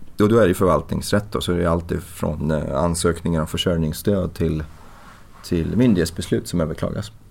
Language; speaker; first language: Swedish; early bilingual, other home language; Persian